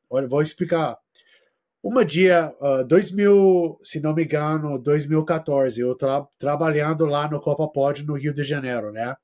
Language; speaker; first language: Portuguese; non-native, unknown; English